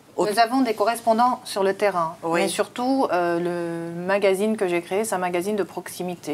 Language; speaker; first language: French; native; French